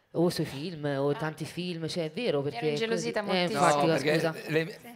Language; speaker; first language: Italian; native; Italian